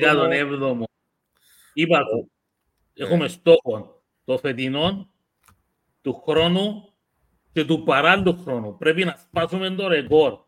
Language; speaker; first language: Greek; native; Greek